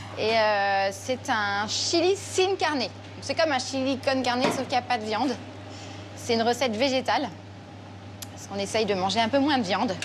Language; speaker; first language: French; native; French